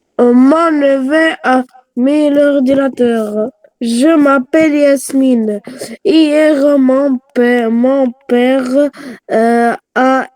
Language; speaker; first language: French; non-native, local second language; Arabic